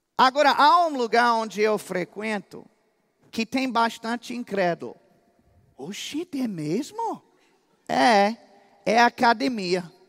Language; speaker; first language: Portuguese; non-native, fluent; English